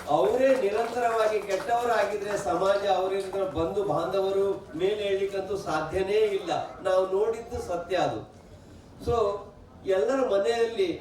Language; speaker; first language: Kannada; non-native, local second language; Marathi